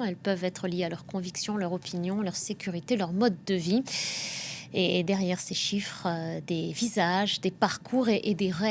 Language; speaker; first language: French; native; French